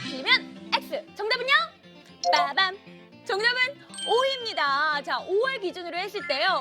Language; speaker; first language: Korean; native; Korean